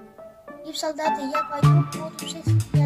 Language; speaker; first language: Russian; non-native, local second language; Kyrgyz